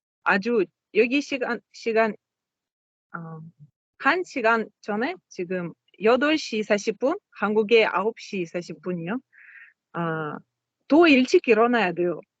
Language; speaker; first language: Korean; non-native, learner; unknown